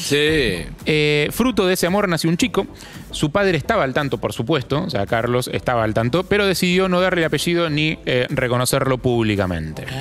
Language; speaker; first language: Spanish; native; Spanish